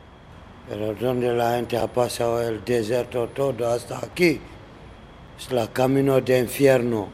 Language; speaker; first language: Spanish; non-native, learner; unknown